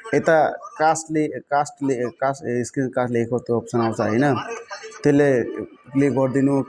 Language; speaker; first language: Nepali; native; Nepali